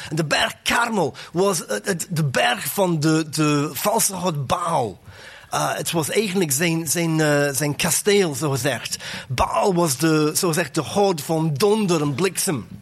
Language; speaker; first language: Dutch; non-native, fluent; English